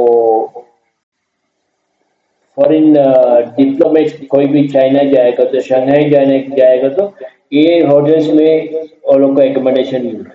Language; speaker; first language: Hindi; non-native, learner; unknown